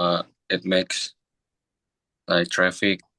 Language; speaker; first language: English; non-native, learner; Indonesian